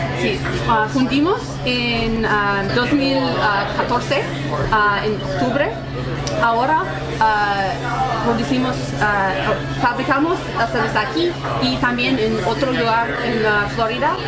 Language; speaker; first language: Spanish; non-native, learner; English